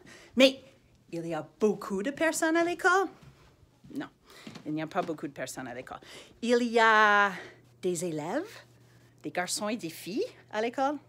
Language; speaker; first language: French; non-native, fluent; English